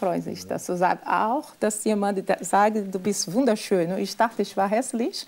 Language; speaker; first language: German; non-native, fluent; Portuguese